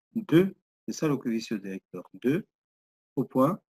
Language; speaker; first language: French; non-native, local second language; Arabic